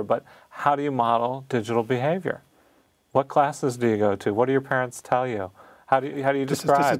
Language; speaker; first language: English; native; English